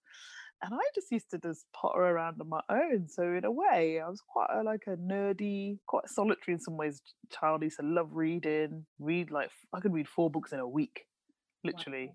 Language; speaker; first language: English; native; English